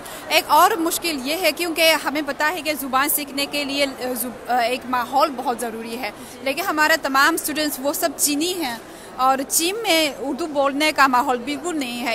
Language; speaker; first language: Hindi; non-native, fluent; Chinese